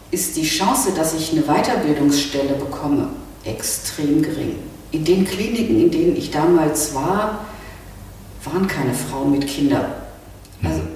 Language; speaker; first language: German; native; German